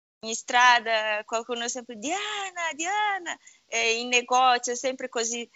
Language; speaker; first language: Italian; non-native, learner; Portuguese